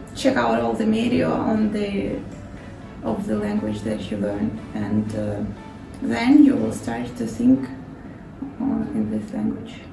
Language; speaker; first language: English; non-native, fluent; Russian